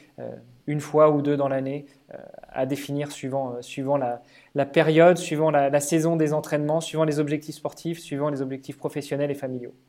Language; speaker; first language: French; native; French